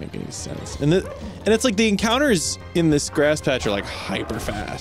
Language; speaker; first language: English; native; English